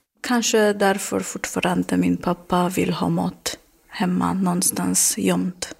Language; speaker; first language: Swedish; non-native, learner; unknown